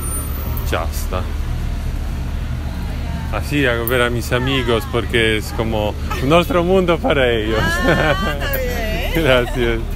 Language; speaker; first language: Spanish; non-native, learner; Polish